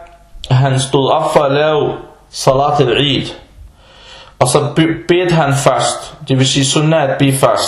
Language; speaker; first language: Danish; non-native, fluent; Arabic